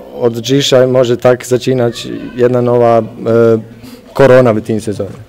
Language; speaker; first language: Polish; non-native, learner; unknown